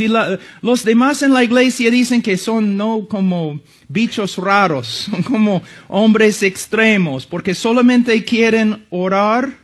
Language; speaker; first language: Spanish; non-native, fluent; English